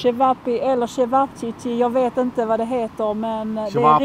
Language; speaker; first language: Swedish; native; Swedish